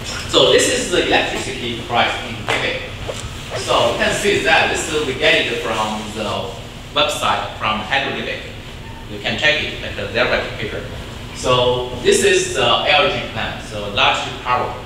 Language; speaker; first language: English; non-native, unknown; Chinese